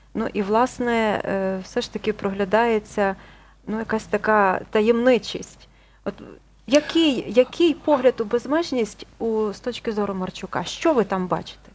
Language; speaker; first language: Ukrainian; native; Ukrainian